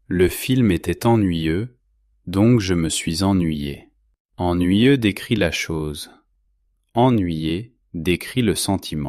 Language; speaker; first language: French; native; French